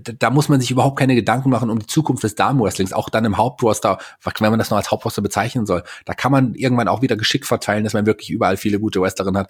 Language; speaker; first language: German; native; German